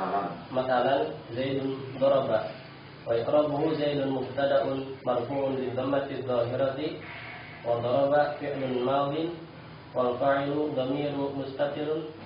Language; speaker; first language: Arabic; non-native, learner; Indonesian